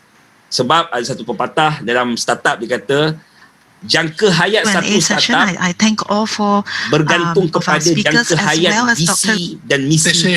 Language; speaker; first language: Malay; native; Malay